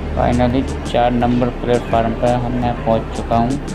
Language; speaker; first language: Hindi; native; Hindi